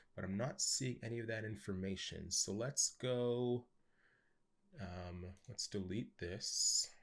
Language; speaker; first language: English; native; English